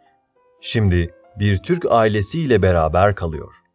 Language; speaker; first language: Turkish; non-native, fluent; Persian